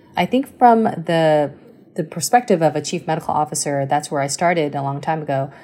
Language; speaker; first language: English; early bilingual, other home language; Chinese